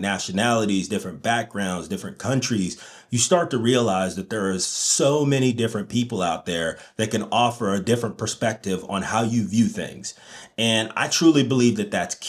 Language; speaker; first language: English; native; English